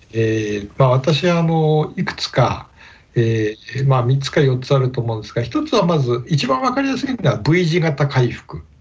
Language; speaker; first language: Japanese; native; Japanese